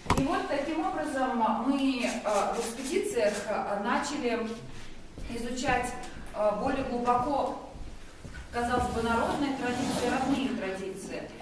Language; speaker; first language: Russian; native; Russian